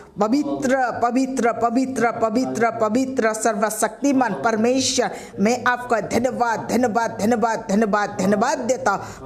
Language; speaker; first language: Hindi; non-native, local second language; Assamese